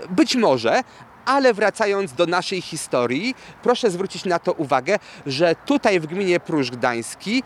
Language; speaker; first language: Polish; native; Polish